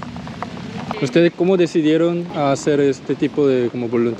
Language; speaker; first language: Spanish; non-native, learner; Korean